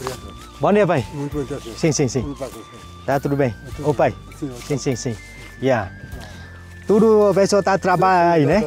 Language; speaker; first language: Portuguese; non-native, learner; Vietnamese